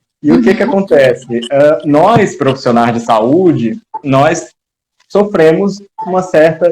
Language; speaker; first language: Portuguese; native; Portuguese